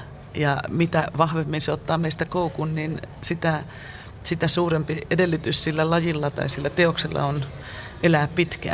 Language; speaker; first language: Finnish; native; Finnish